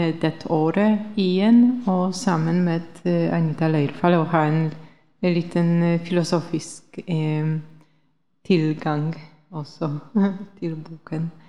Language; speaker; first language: Norwegian; non-native, fluent; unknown